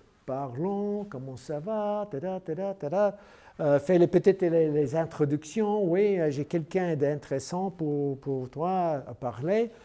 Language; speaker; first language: French; non-native, learner; English